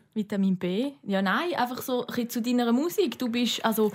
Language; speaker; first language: German; native; German